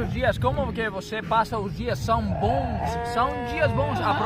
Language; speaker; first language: Portuguese; non-native, fluent; Greek